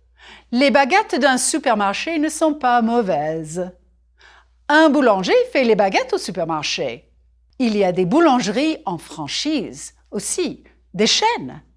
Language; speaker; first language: French; non-native, fluent; English